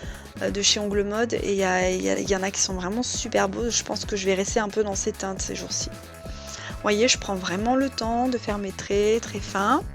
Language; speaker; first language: French; native; French